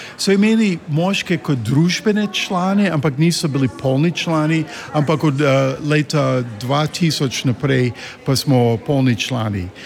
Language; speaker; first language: Slovenian; early bilingual, heritage; Slovenian